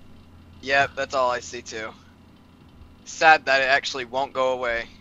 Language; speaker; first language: English; native; English